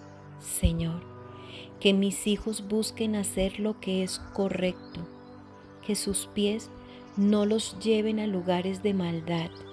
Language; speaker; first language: Spanish; native; Spanish